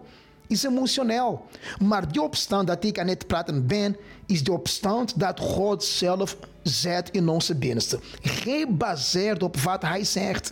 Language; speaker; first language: Dutch; non-native, fluent; Portuguese